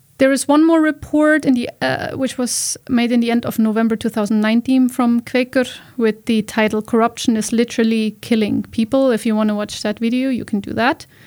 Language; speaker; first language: English; non-native, fluent; German